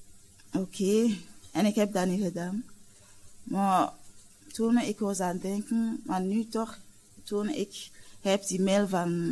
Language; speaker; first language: Dutch; non-native, learner; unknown